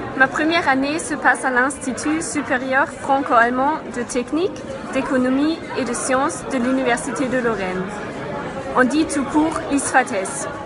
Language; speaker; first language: French; non-native, fluent; German